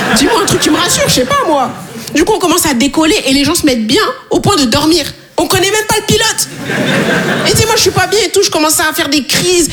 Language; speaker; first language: French; native; French